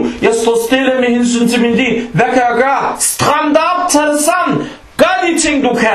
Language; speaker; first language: Danish; non-native, local second language; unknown